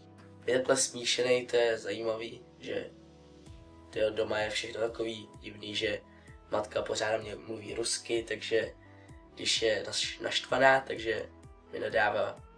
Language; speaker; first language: Czech; early bilingual, other home language; Russian